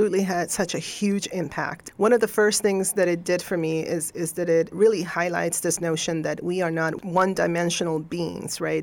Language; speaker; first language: English; non-native, fluent; Spanish